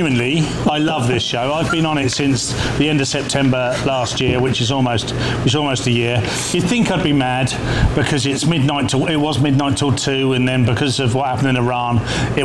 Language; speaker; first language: English; native; English